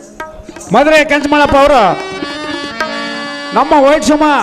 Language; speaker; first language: Kannada; native; Kannada